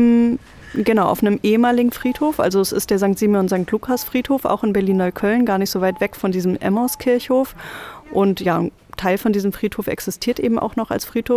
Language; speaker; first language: German; native; German